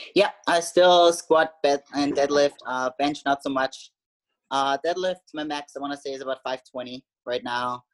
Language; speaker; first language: English; non-native, fluent; German